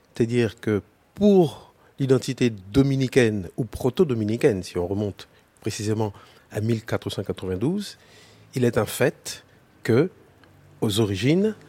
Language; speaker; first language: French; native; French